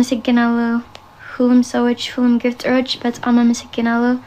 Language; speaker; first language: Amharic; early bilingual, heritage; English